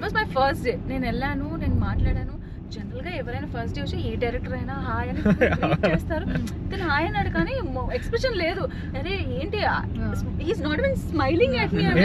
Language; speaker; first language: Telugu; native; Telugu